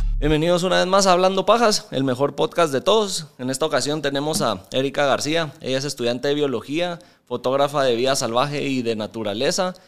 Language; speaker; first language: Spanish; native; Spanish